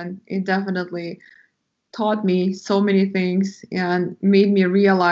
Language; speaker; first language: English; non-native, fluent; Russian